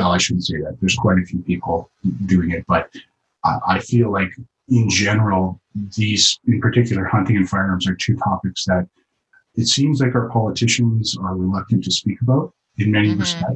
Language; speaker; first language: English; native; English